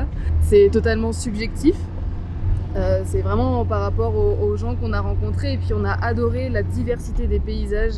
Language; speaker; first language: French; native; French